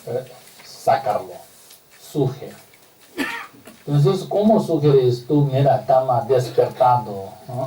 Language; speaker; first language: Spanish; non-native, learner; Tibetan